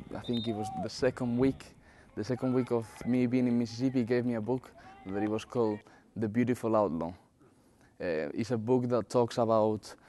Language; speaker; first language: English; non-native, fluent; Spanish